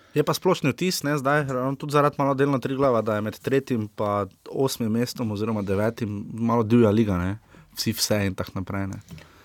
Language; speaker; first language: Slovenian; native; Slovenian